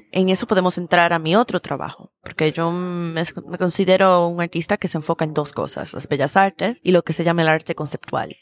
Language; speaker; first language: Spanish; native; Spanish